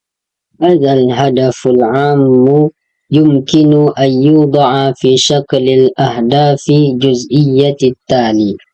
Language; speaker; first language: Arabic; non-native, learner; Indonesian